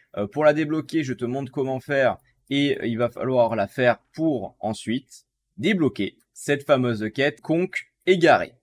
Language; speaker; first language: French; native; French